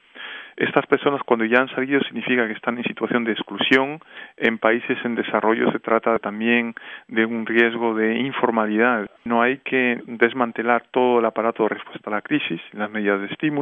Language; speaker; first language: Spanish; native; Spanish